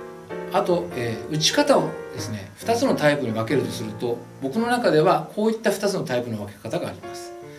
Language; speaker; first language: Japanese; native; Japanese